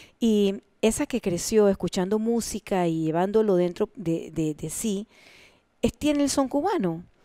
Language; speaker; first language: Spanish; native; Spanish